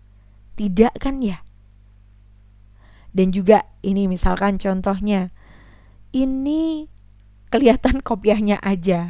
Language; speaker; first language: Indonesian; native; Indonesian